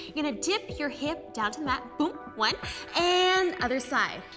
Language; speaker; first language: English; native; English